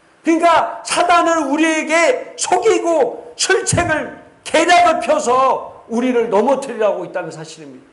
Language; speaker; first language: Korean; native; Korean